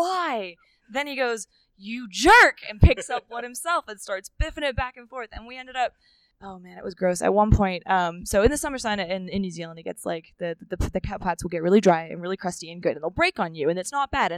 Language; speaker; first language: English; native; English